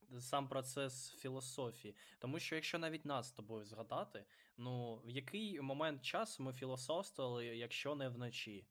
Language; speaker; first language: Ukrainian; non-native, local second language; Russian